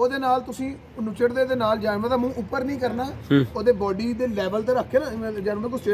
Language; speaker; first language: Punjabi; native; Punjabi